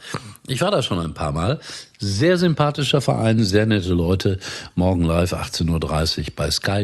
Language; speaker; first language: German; native; German